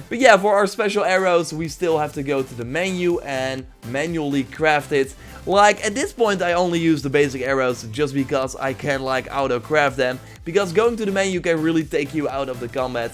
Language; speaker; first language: English; non-native, fluent; Dutch